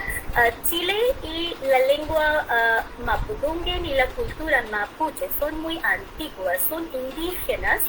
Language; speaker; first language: Spanish; non-native, fluent; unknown